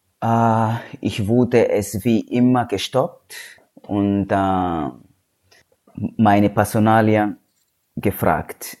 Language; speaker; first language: German; non-native, learner; Swahili